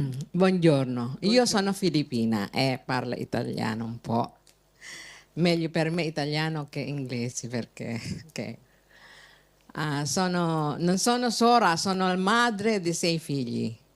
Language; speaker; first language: Italian; non-native, learner; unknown